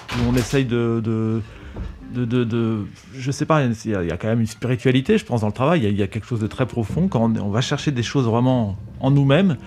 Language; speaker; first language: French; native; French